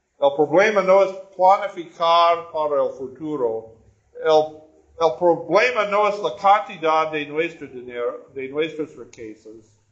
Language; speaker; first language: Spanish; non-native, learner; English